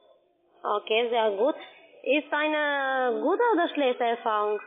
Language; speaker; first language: German; non-native, learner; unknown